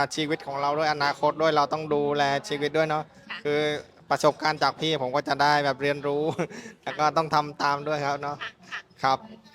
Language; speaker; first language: Thai; non-native, fluent; Vietnamese